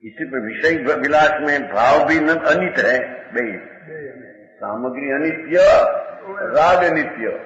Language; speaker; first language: Hindi; non-native, local second language; Gujarati